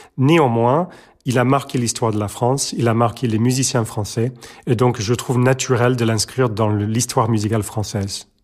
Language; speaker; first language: French; non-native, fluent; Serbian